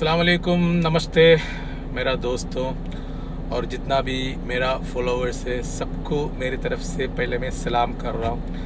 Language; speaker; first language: Hindi; non-native, local second language; Malayalam